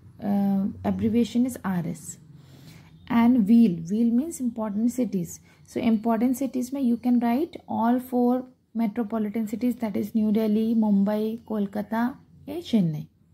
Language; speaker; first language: English; non-native, local second language; Hindi